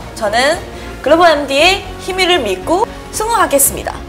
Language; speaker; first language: Korean; non-native, learner; Chinese